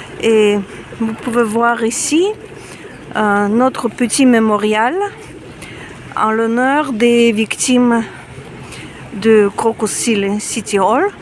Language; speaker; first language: French; non-native, fluent; Russian